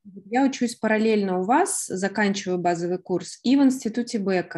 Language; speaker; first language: Russian; native; Russian